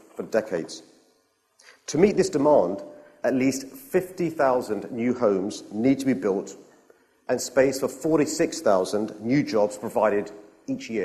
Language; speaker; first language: English; native; English